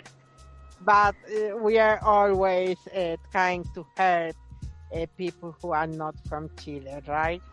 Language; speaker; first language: English; non-native, fluent; Spanish